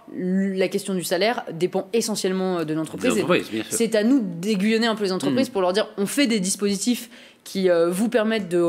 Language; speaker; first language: French; native; French